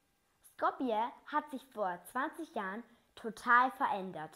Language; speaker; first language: German; early bilingual, other home language; Macedonian